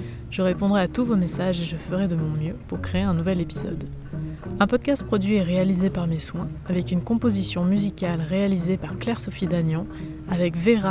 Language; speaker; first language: French; native; French